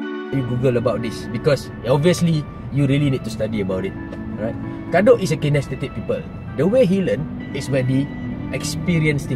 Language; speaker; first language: English; non-native, local second language; Malay